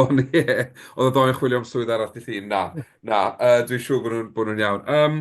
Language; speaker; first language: Welsh; native; Welsh